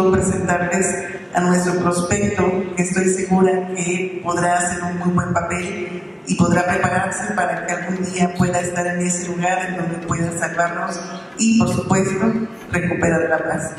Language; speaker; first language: Spanish; native; Spanish